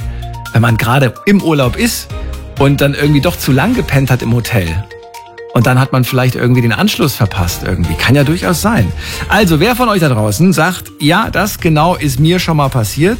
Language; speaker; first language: German; native; German